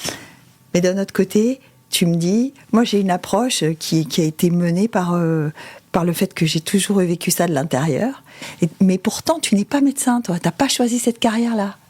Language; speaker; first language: French; native; French